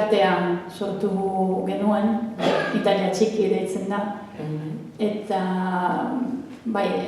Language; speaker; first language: Basque; non-native, fluent; Italian